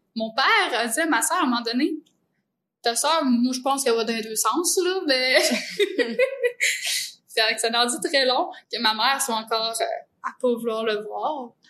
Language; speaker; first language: French; native; French